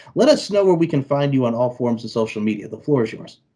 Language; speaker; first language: English; native; English